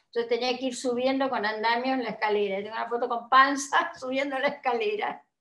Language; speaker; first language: Spanish; native; Spanish